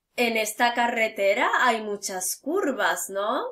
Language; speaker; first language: Spanish; native; Spanish